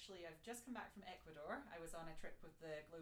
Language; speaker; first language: English; native; English